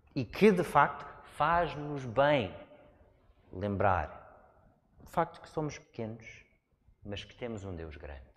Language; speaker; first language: Portuguese; non-native, fluent; English